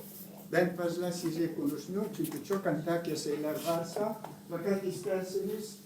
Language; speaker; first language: Turkish; non-native, learner; Italian